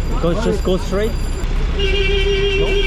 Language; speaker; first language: English; non-native, learner; Korean